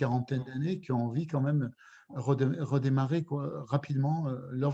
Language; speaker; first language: French; native; French